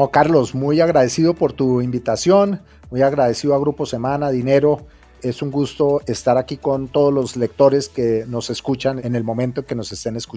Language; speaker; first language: Spanish; native; Spanish